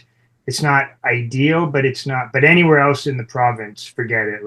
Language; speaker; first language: English; native; English